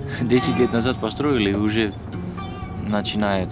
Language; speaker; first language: Russian; non-native, learner; Dutch